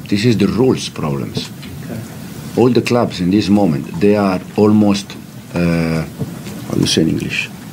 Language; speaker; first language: English; non-native, fluent; Italian